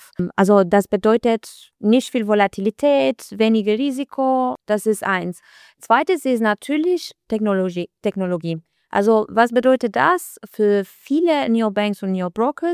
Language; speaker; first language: German; non-native, learner; Albanian